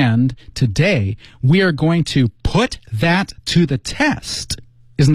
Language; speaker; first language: English; native; English